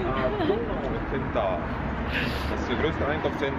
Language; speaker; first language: German; non-native, fluent; Slovenian